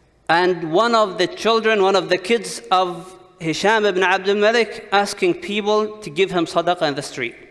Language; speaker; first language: English; non-native, fluent; Arabic